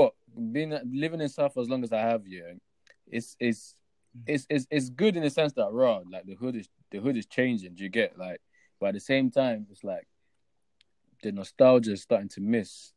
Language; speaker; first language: English; early bilingual, other home language; Yoruba